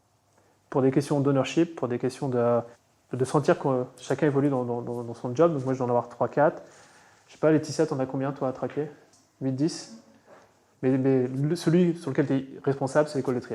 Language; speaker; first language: French; native; French